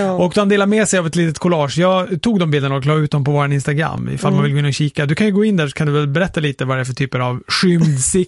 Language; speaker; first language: Swedish; native; Swedish